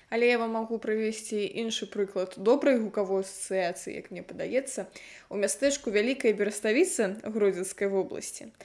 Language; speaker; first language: Belarusian; non-native, local second language; Russian